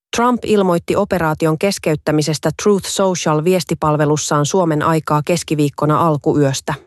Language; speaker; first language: Finnish; native; Finnish